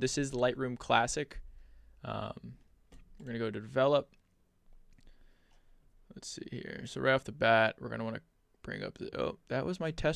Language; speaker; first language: English; native; English